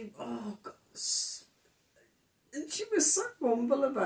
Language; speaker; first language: English; native; English